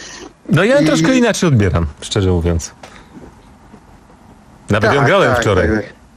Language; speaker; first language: Polish; native; Polish